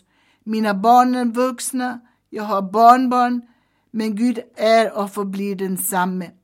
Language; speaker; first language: Swedish; early bilingual, heritage; Swedish